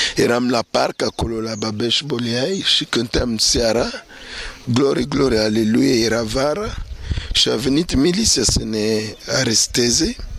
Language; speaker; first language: Romanian; non-native, fluent; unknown